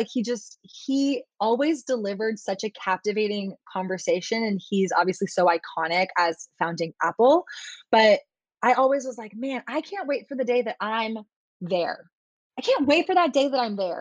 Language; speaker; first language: English; native; English